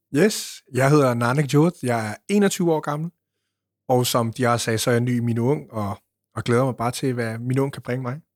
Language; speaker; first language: Danish; early bilingual, other home language; Punjabi